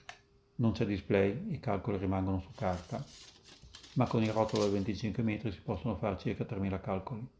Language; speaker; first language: Italian; native; Italian